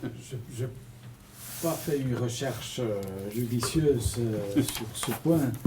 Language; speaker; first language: French; non-native, fluent; Spanish